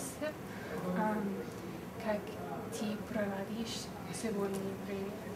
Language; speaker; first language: Russian; non-native, learner; English